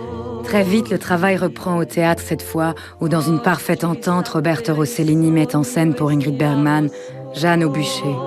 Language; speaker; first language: French; native; French